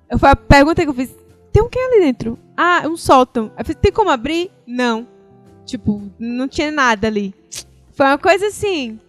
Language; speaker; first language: Portuguese; native; Portuguese